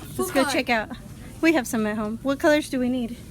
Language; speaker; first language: English; native; English